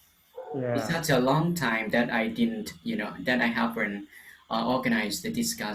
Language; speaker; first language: English; non-native, fluent; Lao